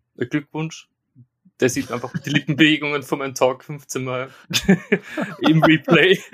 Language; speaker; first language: German; native; German